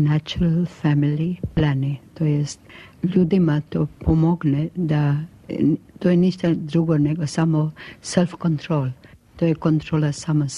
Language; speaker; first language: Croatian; non-native, local second language; Albanian